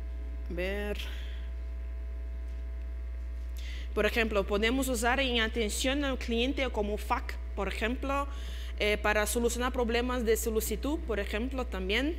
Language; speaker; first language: Spanish; non-native, fluent; Portuguese